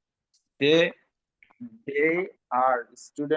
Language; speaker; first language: English; non-native, learner; Bangla